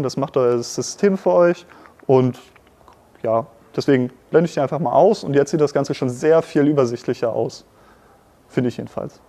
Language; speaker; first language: German; native; German